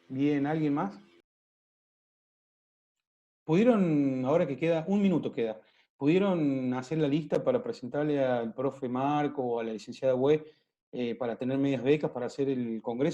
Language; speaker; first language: Spanish; native; Spanish